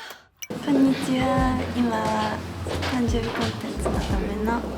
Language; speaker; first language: Japanese; early bilingual, heritage; Japanese